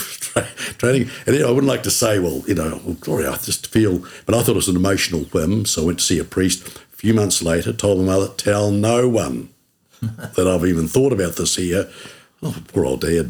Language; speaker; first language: English; native; English